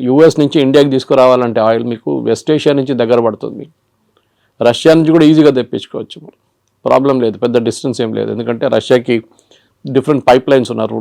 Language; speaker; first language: Telugu; non-native, local second language; Malayalam